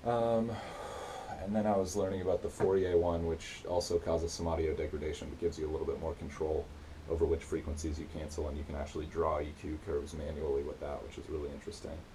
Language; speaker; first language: English; native; English